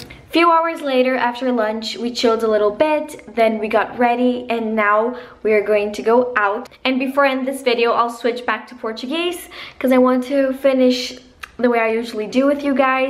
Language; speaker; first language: English; non-native, fluent; Portuguese